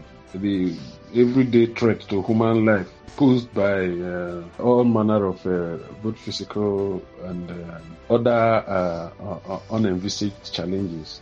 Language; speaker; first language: English; non-native, local second language; Igbo